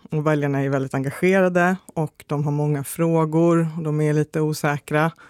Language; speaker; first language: Swedish; native; Swedish